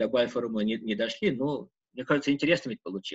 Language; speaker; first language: Russian; native; Russian